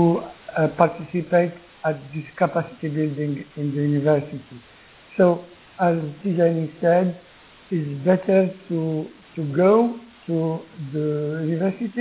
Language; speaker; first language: English; non-native, learner; Arabic